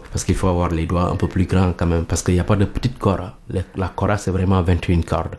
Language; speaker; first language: French; non-native, local second language; Mandingo